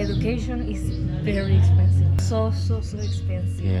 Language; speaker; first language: English; non-native, learner; Spanish